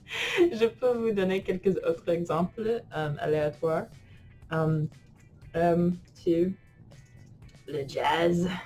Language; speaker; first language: French; non-native, fluent; English